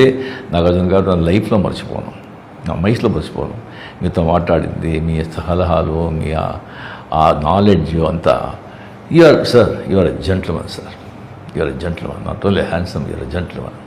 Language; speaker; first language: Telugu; non-native, local second language; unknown